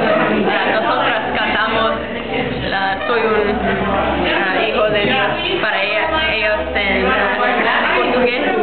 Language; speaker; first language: Spanish; non-native, learner; English